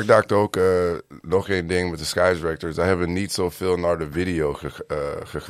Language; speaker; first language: Dutch; non-native, learner; English